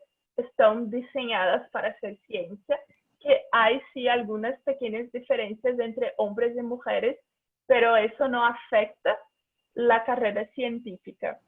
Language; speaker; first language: Spanish; non-native, fluent; Portuguese